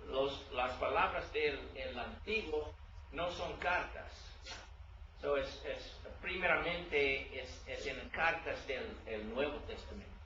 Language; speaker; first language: Spanish; non-native, learner; English